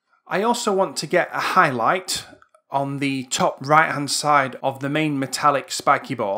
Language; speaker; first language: English; native; English